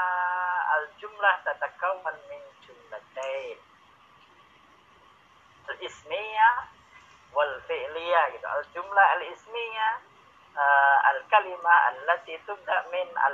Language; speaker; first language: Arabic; non-native, fluent; Indonesian